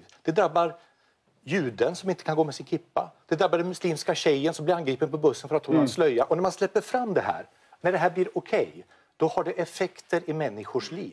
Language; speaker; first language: Swedish; native; Swedish